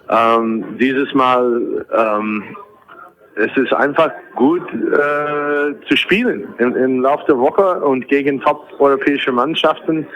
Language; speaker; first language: German; non-native, fluent; English